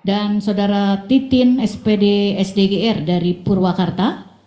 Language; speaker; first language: Indonesian; native; Indonesian